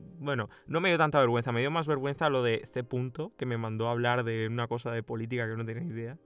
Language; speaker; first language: Spanish; native; Spanish